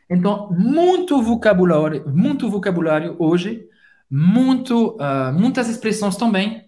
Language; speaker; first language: Portuguese; non-native, fluent; French